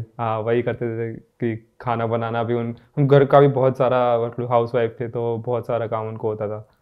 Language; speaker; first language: Hindi; non-native, local second language; Gujarati